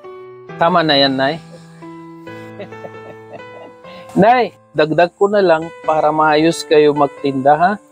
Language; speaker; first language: Filipino; non-native, learner; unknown